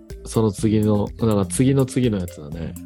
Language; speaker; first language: Japanese; native; Japanese